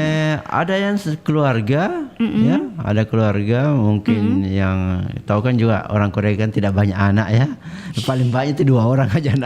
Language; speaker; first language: Indonesian; native; Indonesian